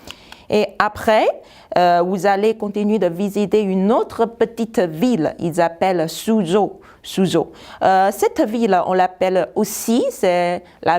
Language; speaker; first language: French; non-native, fluent; Chinese